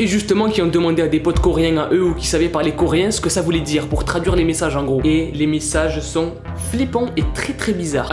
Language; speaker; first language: French; native; French